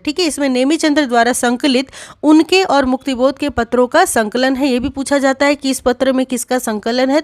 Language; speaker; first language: Hindi; native; Hindi